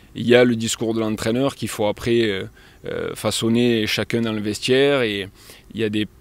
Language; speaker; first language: French; native; French